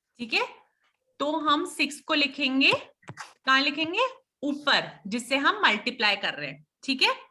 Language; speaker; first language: Hindi; native; Hindi